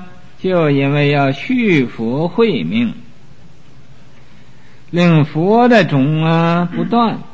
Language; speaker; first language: Chinese; native; Chinese